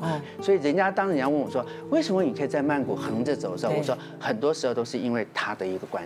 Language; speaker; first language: Chinese; native; Chinese